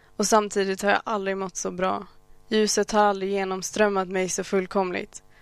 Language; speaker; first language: Swedish; early bilingual, other home language; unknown